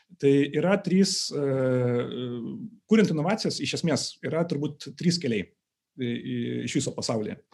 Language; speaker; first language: Lithuanian; non-native, local second language; Russian